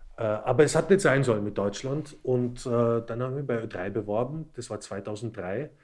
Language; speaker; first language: German; early bilingual, other home language; Slovak